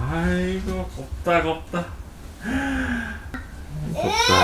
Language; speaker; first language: Korean; native; Korean